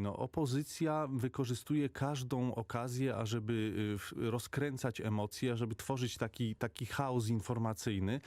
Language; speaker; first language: Polish; native; Polish